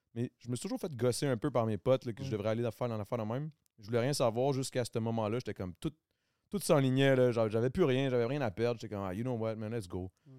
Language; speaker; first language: French; native; French